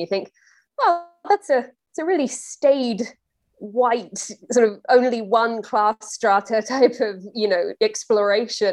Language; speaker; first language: English; native; English